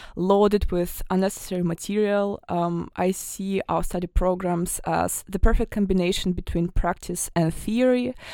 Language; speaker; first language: English; non-native, fluent; Russian